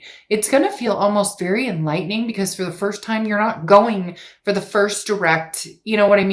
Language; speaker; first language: English; native; English